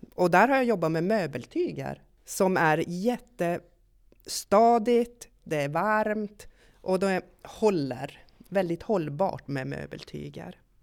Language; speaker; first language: Swedish; native; Swedish